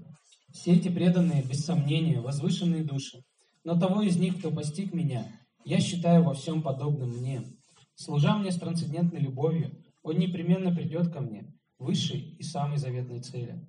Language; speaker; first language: Russian; native; Russian